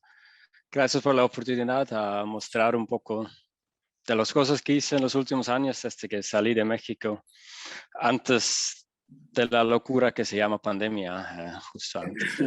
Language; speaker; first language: Spanish; non-native, fluent; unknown